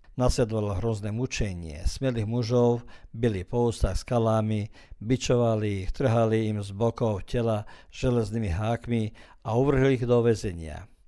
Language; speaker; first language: Slovak; early bilingual, heritage; Slovak